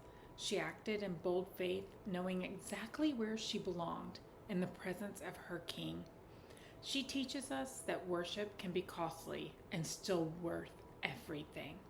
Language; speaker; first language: English; native; English